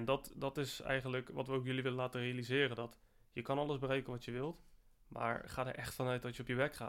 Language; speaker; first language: Dutch; native; Dutch